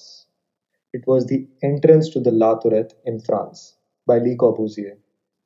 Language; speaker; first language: English; non-native, local second language; Hindi